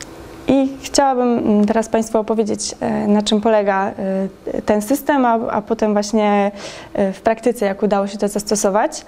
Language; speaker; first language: Polish; native; Polish